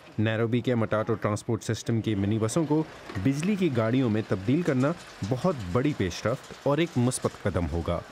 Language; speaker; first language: Urdu; native; Urdu